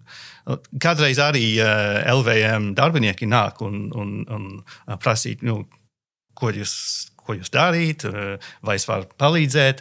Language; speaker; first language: Latvian; non-native, learner; English